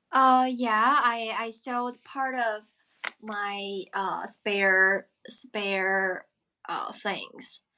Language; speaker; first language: English; non-native, fluent; Chinese